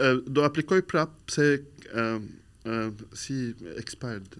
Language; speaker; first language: Albanian; non-native, learner; Arabic